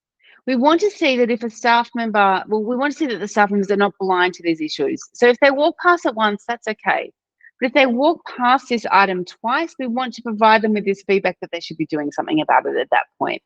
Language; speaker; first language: English; native; English